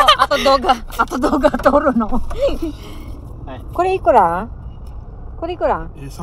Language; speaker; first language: Japanese; non-native, learner; Filipino